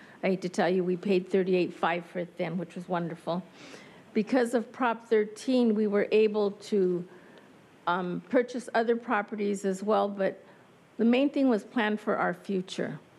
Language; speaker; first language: English; native; English